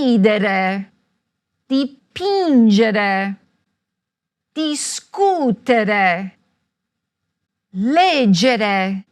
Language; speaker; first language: Italian; non-native, fluent; English